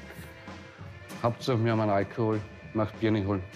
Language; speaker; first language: German; native; German